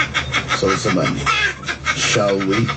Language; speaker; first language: English; non-native, learner; Cebuano